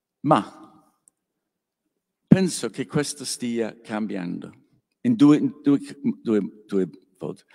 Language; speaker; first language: Italian; non-native, learner; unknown